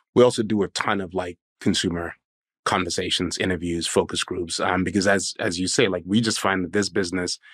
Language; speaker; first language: English; non-native, local second language; Akan